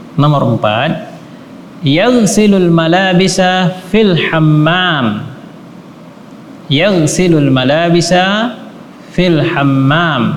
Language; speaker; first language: Arabic; non-native, fluent; Indonesian